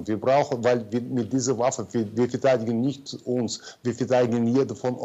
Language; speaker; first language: German; non-native, fluent; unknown